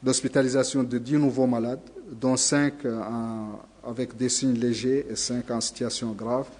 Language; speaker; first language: French; non-native, local second language; Arabic